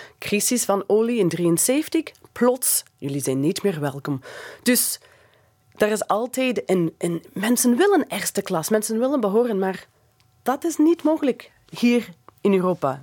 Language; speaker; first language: Dutch; non-native, fluent; English